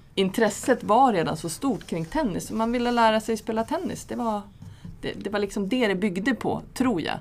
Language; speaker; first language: Swedish; native; Swedish